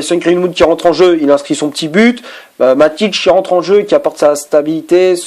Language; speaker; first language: French; native; French